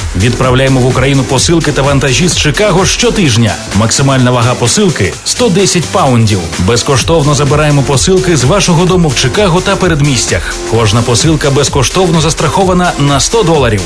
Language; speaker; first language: Ukrainian; native; Ukrainian